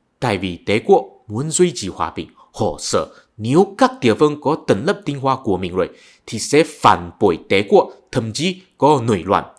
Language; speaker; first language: Vietnamese; non-native, fluent; Chinese